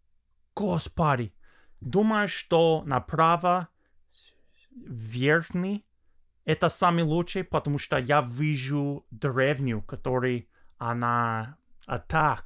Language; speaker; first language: Russian; non-native, fluent; English